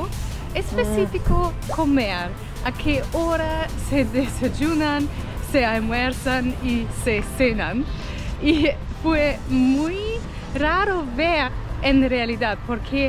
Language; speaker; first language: Spanish; non-native, fluent; German